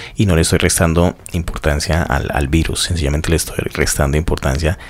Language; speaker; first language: Spanish; native; Spanish